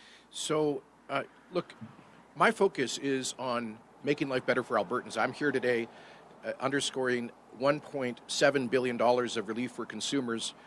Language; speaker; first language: English; native; English